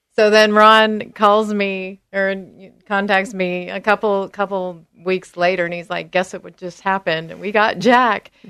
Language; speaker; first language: English; native; English